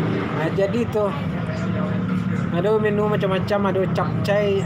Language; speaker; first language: Indonesian; non-native, local second language; Minangkabau